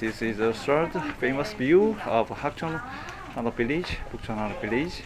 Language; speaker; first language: English; non-native, fluent; Korean